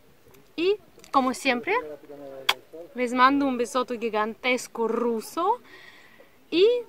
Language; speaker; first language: Spanish; non-native, learner; Russian